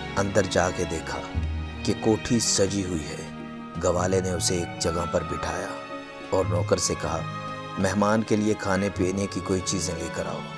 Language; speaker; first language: Urdu; native; Urdu